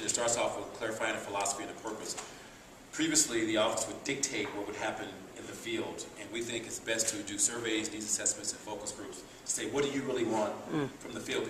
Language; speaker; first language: English; native; English